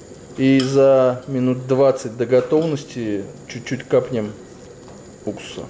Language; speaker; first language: Russian; native; Russian